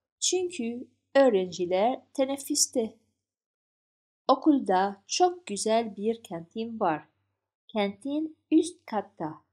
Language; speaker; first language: Turkish; non-native, fluent; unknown